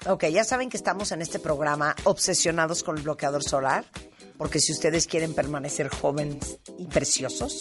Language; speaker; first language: Spanish; native; Spanish